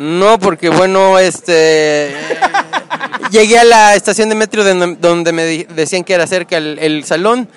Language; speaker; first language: Spanish; native; Spanish